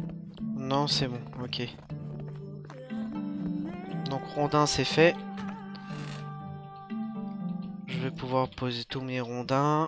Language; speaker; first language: French; native; French